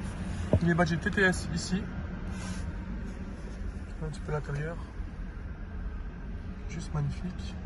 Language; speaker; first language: French; native; French